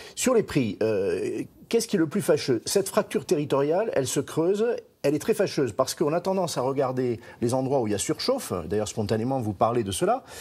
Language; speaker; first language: French; native; French